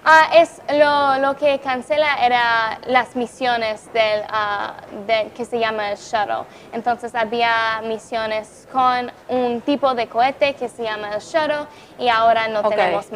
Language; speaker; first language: Spanish; non-native, fluent; English